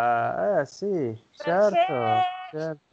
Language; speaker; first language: Italian; non-native, learner; Turkish